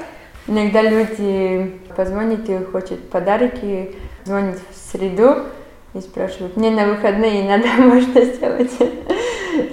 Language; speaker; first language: Russian; non-native, local second language; Latvian